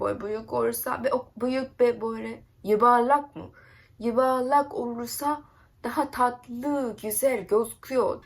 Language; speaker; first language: Turkish; non-native, learner; Japanese